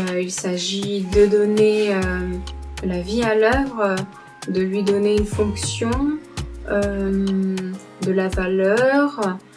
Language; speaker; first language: French; native; French